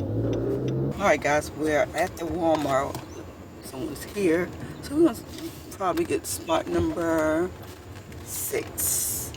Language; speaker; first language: English; native; English